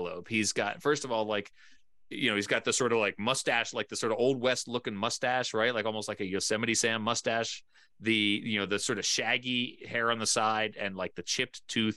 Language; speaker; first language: English; native; English